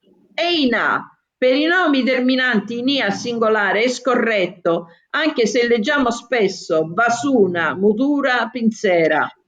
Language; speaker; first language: Italian; native; Italian